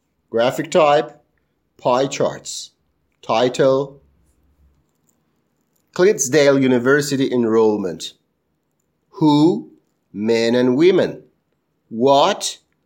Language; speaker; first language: English; non-native, fluent; Persian